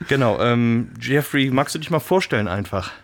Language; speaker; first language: German; native; German